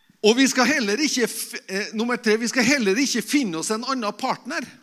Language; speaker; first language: Norwegian; native; Norwegian